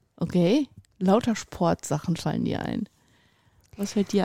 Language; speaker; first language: German; native; German